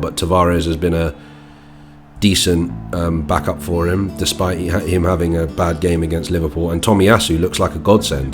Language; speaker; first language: English; native; English